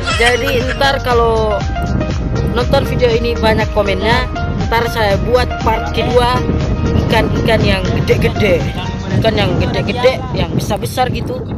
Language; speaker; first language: Indonesian; non-native, local second language; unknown